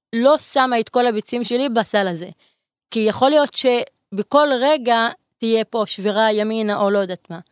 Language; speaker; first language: Hebrew; non-native, local second language; Arabic